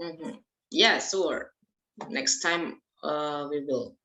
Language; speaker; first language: English; non-native, fluent; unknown